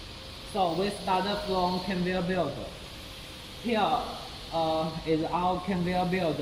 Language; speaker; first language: English; non-native, learner; Chinese